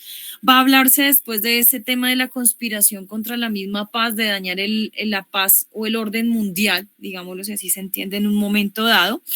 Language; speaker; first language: Spanish; native; Spanish